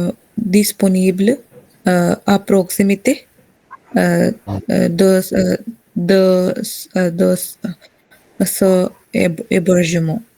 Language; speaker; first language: French; non-native, learner; Hindi